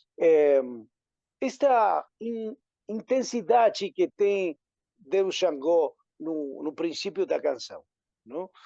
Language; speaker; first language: Portuguese; non-native, learner; Spanish